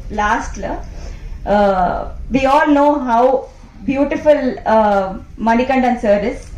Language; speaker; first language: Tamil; non-native, learner; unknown